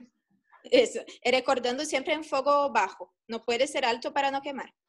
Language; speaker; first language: Spanish; non-native, fluent; Portuguese